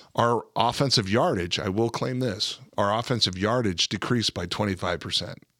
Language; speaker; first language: English; native; English